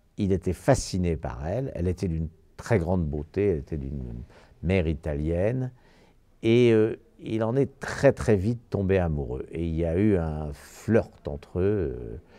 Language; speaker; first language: French; native; French